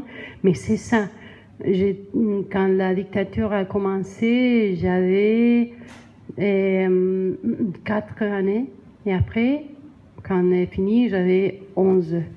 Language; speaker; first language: French; non-native, learner; Spanish